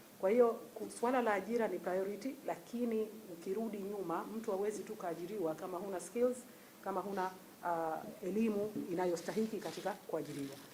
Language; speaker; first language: Swahili; native; Swahili